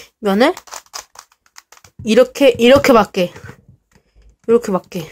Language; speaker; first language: Korean; native; Korean